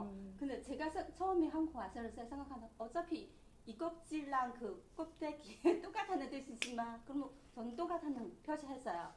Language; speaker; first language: Korean; non-native, learner; Chinese